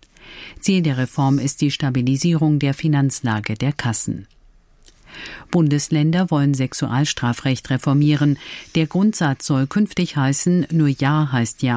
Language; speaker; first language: German; native; German